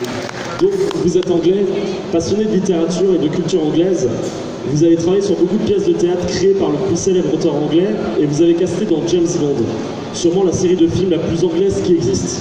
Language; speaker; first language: French; native; French